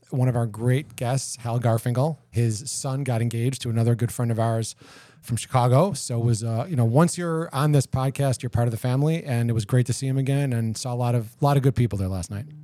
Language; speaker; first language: English; native; English